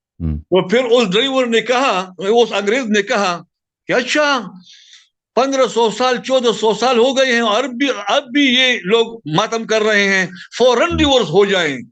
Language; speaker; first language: Urdu; non-native, local second language; Pashto